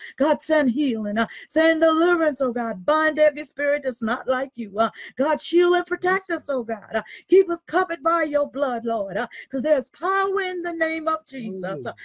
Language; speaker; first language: English; native; English